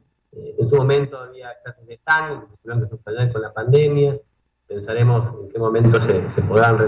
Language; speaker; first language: Spanish; native; Spanish